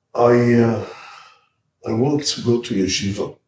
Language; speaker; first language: English; early bilingual, other home language; Hebrew